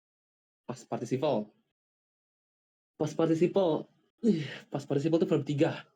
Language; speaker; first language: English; non-native, learner; Indonesian